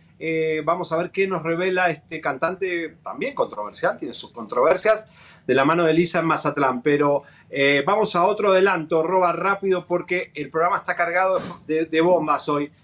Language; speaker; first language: Spanish; native; Spanish